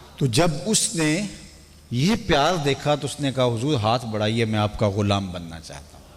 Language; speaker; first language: Urdu; non-native, local second language; Punjabi